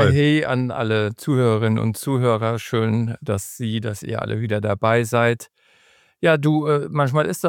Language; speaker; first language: German; native; German